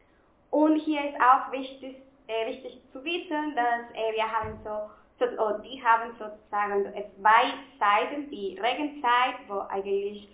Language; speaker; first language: German; non-native, fluent; Spanish